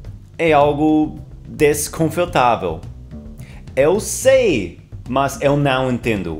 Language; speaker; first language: Portuguese; non-native, fluent; English